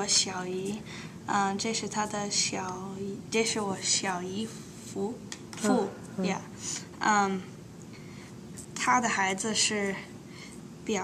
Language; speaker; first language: Chinese; non-native, learner; English